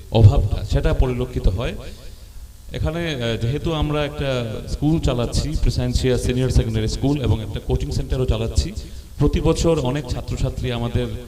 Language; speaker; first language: Bangla; native; Bangla